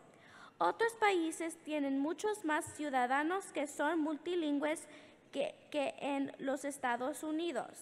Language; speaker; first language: Spanish; early bilingual, heritage; English